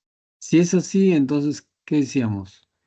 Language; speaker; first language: Spanish; native; Spanish